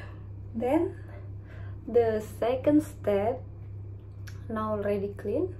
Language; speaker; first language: English; non-native, learner; Indonesian